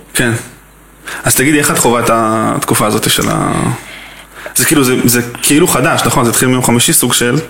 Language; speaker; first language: Hebrew; native; Hebrew